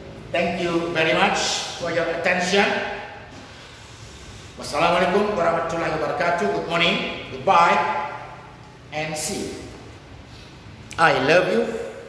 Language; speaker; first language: English; non-native, fluent; Indonesian